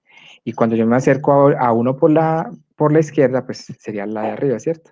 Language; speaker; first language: Spanish; native; Spanish